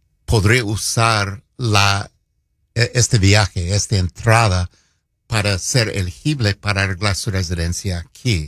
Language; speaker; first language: Spanish; non-native, fluent; English